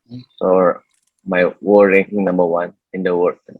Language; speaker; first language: English; non-native, learner; Indonesian